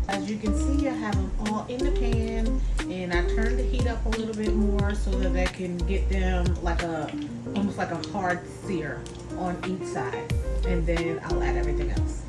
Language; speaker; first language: English; native; English